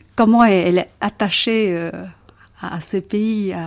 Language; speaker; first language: French; non-native, fluent; Vietnamese